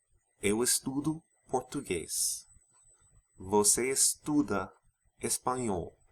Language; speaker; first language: Portuguese; non-native, fluent; English